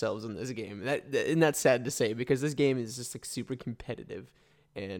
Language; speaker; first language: English; native; English